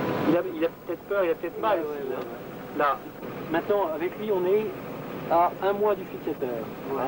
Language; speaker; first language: French; native; French